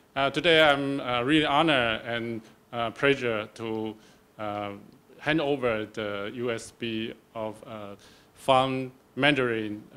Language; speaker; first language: English; non-native, fluent; Chinese